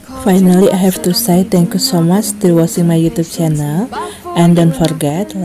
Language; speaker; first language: English; non-native, learner; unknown